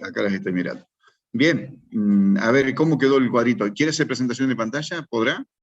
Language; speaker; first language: Spanish; native; Spanish